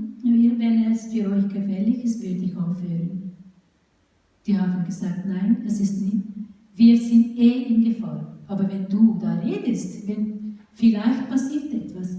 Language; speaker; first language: German; non-native, fluent; Urdu